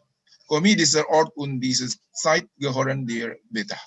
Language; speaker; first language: German; non-native, learner; Indonesian